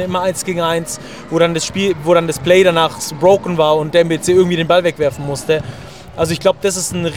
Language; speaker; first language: German; native; German